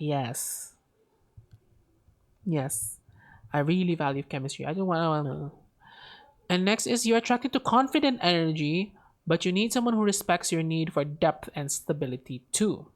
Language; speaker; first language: English; non-native, local second language; Filipino